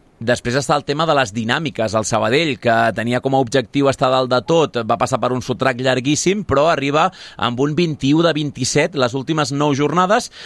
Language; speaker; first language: Catalan; native; Catalan